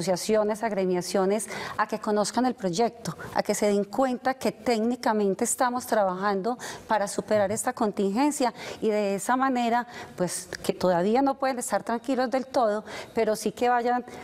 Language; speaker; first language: Spanish; native; Spanish